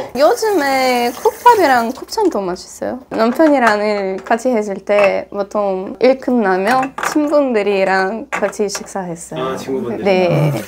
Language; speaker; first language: Korean; non-native, fluent; Russian